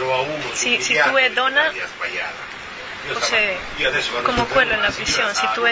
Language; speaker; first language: Italian; non-native, learner; Spanish